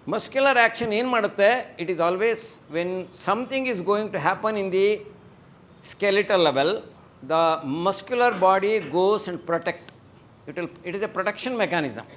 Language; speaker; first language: English; non-native, local second language; Kannada